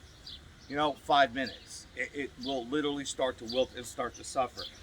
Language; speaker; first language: English; native; English